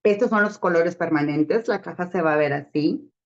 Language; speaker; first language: Spanish; early bilingual, heritage; Spanish